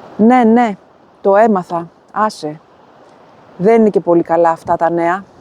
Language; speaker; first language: Greek; native; Greek